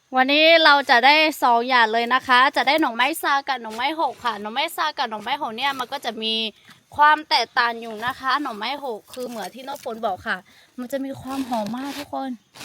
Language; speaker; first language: Thai; non-native, local second language; Lahu